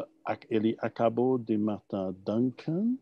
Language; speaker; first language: Portuguese; non-native, fluent; English